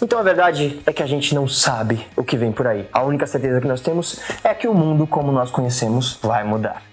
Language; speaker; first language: Portuguese; native; Portuguese